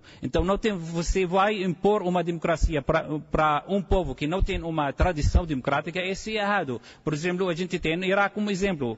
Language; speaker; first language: Portuguese; non-native, fluent; Arabic